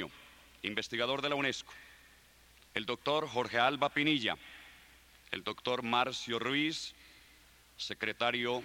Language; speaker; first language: Spanish; native; Spanish